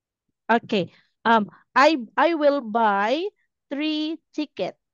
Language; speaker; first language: English; non-native, fluent; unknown